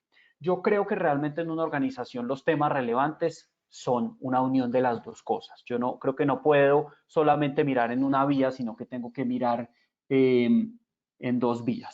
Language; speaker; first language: Spanish; native; Spanish